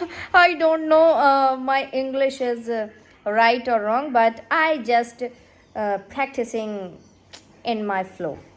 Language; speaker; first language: English; non-native, learner; Hindi